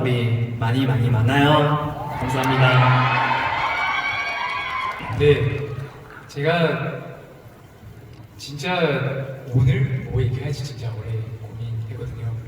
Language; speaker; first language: Korean; non-native, learner; Chinese